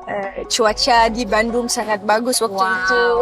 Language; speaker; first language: Indonesian; non-native, fluent; Arabic